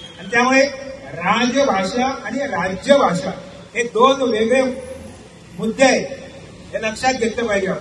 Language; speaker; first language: Marathi; non-native, local second language; Konkani